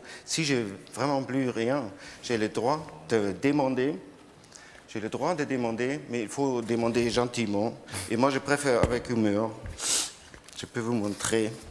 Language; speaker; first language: French; non-native, learner; German